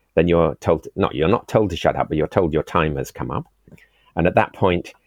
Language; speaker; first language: English; native; English